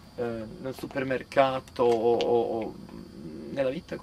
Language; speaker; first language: Italian; non-native, fluent; Serbian